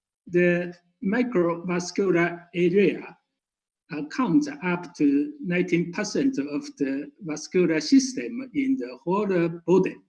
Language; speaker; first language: English; non-native, fluent; Chinese